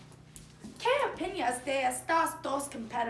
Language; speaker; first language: Spanish; non-native, learner; English